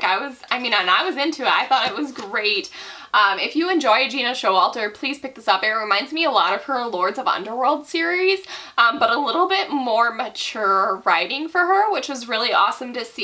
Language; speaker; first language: English; native; English